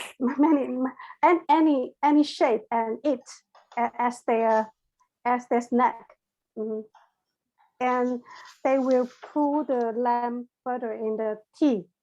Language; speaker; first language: English; non-native, learner; Chinese